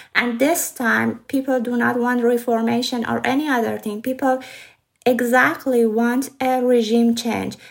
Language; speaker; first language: English; non-native, fluent; Persian